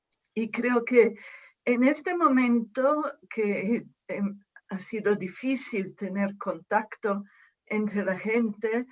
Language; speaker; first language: Spanish; non-native, fluent; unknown